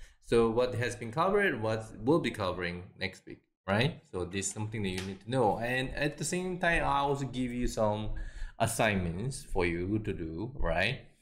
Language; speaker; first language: English; non-native, fluent; Korean